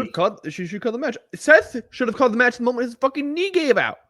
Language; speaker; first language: English; native; English